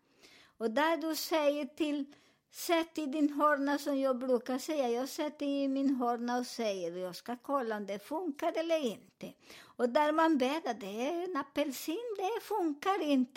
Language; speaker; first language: Swedish; non-native, learner; Spanish